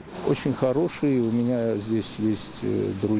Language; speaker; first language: Russian; non-native, fluent; Armenian